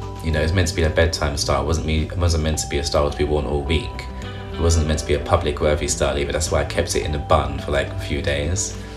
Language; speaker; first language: English; native; English